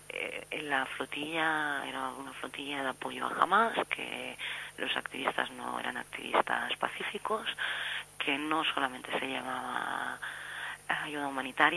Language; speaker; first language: Spanish; native; Spanish